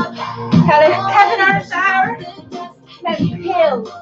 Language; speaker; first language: Welsh; non-native, learner; English